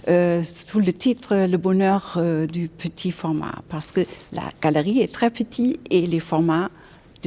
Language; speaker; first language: French; non-native, fluent; German